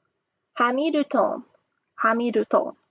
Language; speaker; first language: Japanese; non-native, fluent; English